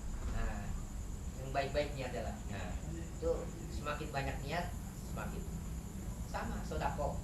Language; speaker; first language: Indonesian; native; Indonesian